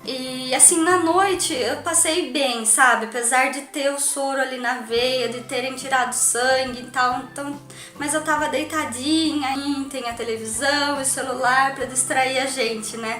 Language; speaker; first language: Portuguese; native; Portuguese